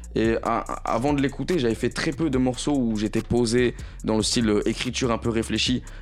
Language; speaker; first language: French; native; French